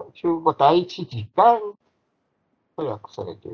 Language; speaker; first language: Japanese; non-native, fluent; Chinese